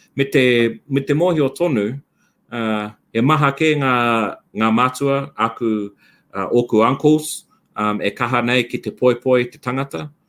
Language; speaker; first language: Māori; non-native, local second language; English